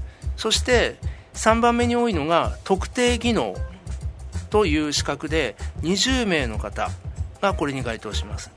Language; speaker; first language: Japanese; native; Japanese